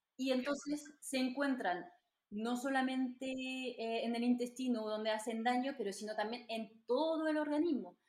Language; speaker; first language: Spanish; non-native, fluent; French